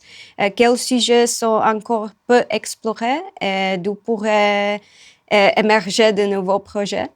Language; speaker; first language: French; non-native, fluent; Czech